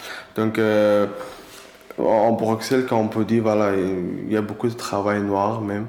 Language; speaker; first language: French; non-native, learner; Persian